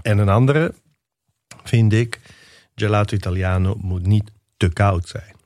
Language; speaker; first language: Dutch; non-native, fluent; Italian